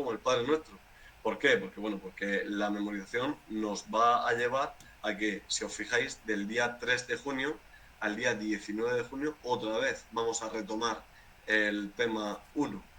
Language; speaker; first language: Spanish; native; Spanish